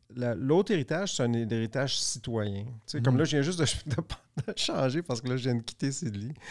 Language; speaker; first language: French; native; French